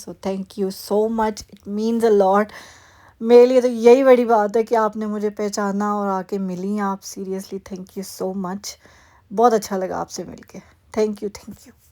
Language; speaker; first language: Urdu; native; Urdu